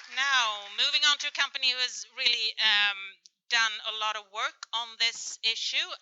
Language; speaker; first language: English; non-native, fluent; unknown